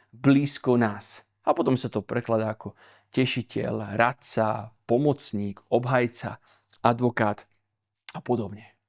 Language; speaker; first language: Slovak; native; Slovak